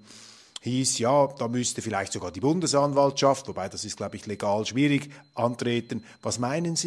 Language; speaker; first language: German; native; German